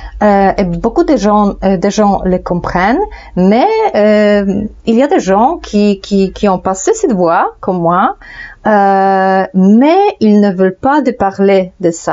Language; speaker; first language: French; non-native, fluent; Polish